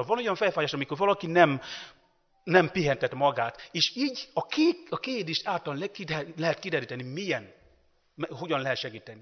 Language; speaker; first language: Hungarian; non-native, learner; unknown